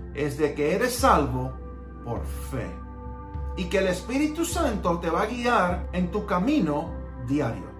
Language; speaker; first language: Spanish; early bilingual, heritage; Spanish